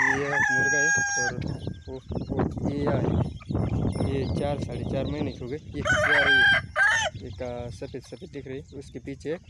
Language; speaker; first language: Hindi; non-native, local second language; Marathi